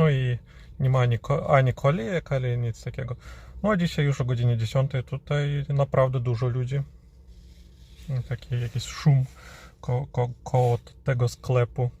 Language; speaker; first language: Polish; non-native, fluent; Ukrainian